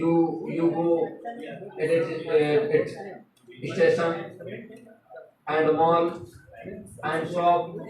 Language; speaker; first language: English; non-native, learner; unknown